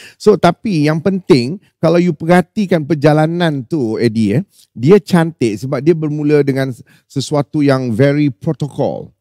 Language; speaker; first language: Malay; native; Malay